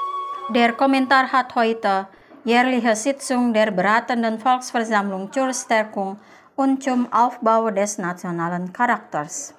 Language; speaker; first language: German; non-native, fluent; Indonesian